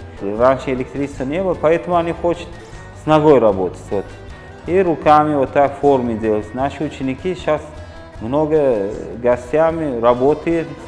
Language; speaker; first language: Russian; non-native, learner; Uzbek